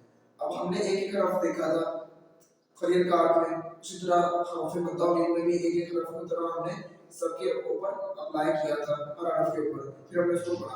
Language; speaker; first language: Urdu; non-native, local second language; Punjabi